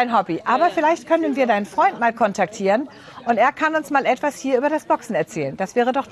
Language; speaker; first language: German; native; German